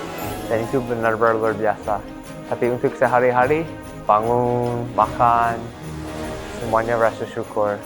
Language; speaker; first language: Indonesian; non-native, fluent; English